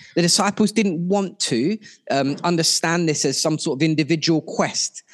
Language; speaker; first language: English; native; English